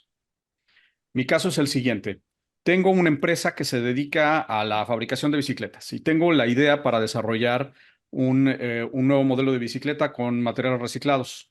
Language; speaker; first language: Spanish; native; Spanish